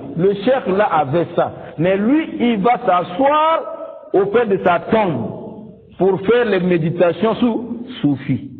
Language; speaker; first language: French; non-native, local second language; Lingala